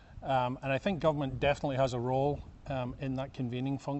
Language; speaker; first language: English; native; English